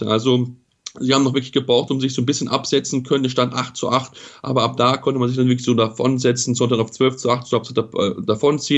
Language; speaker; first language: German; native; German